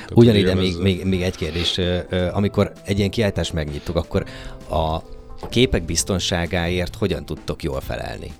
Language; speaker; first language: Hungarian; native; Hungarian